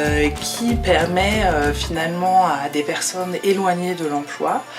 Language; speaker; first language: French; native; French